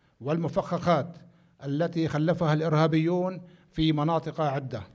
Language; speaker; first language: Arabic; native; Arabic